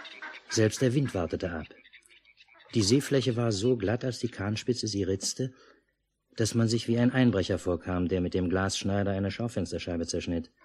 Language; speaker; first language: German; native; German